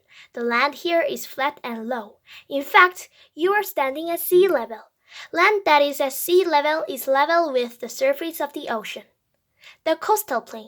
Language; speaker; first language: English; non-native, fluent; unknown